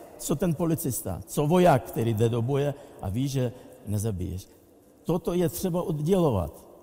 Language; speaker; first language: Czech; non-native, fluent; Russian